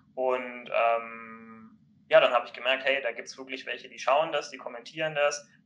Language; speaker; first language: German; native; German